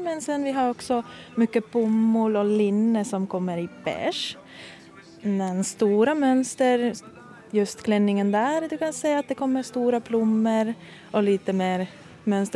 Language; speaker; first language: Swedish; non-native, fluent; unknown